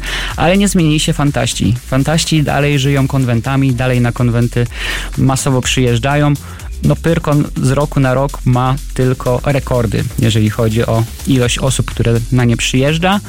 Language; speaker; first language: Polish; native; Polish